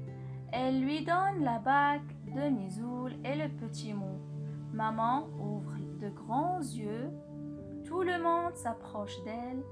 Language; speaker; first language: French; non-native, local second language; Arabic